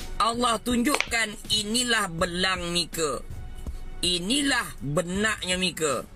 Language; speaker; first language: Malay; native; Malay